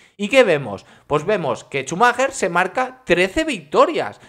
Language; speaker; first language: Spanish; native; Spanish